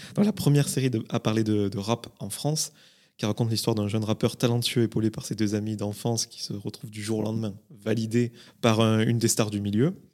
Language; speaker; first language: French; native; French